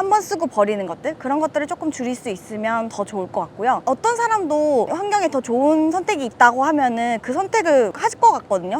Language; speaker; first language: Korean; native; Korean